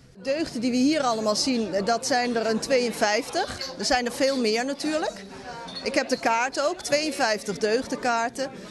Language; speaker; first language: Dutch; non-native, fluent; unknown